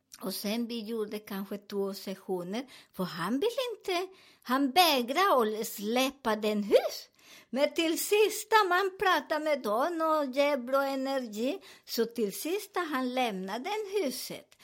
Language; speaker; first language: Swedish; non-native, learner; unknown